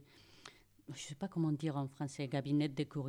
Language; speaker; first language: French; non-native, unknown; Spanish